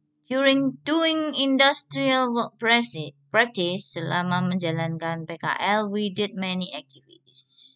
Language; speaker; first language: English; non-native, fluent; Indonesian